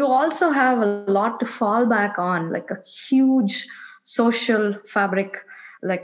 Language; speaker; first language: English; non-native, local second language; Kannada